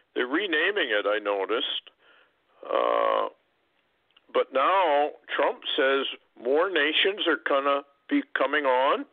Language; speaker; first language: English; native; English